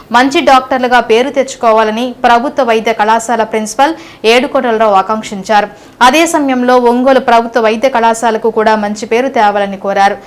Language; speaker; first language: Telugu; native; Telugu